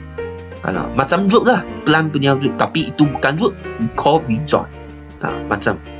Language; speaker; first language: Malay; non-native, local second language; Chinese